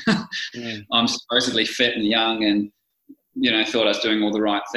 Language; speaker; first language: English; native; English